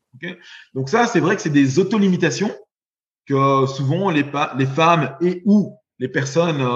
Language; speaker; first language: French; native; French